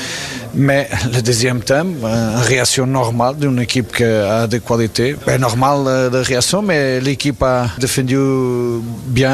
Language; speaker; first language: French; non-native, fluent; Portuguese